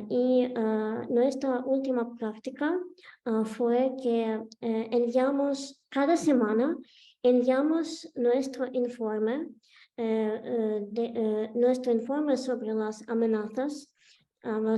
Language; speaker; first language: Spanish; non-native, fluent; Ukrainian